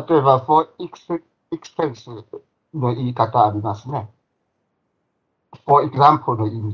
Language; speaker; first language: Japanese; non-native, fluent; Chinese